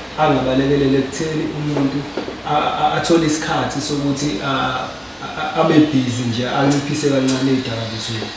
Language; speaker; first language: Zulu; native; Zulu